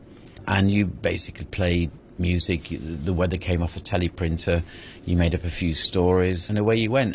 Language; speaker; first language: English; native; English